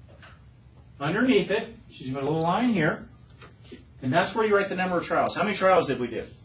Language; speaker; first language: English; native; English